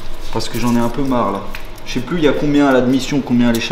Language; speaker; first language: French; native; French